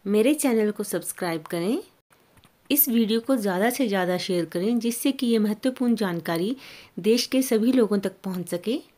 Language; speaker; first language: Hindi; native; Hindi